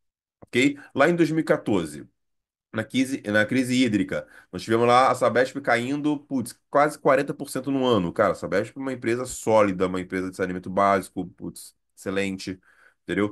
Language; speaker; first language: Portuguese; native; Portuguese